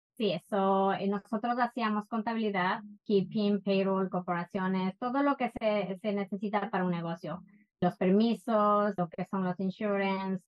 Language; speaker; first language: Spanish; native; Spanish